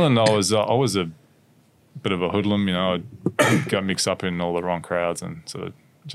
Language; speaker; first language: English; native; English